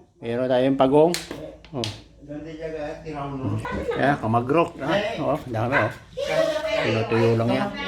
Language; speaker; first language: Filipino; native; Filipino